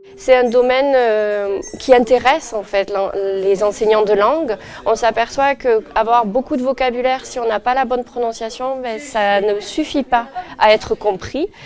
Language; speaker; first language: French; native; French